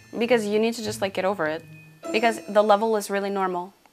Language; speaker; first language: English; native; English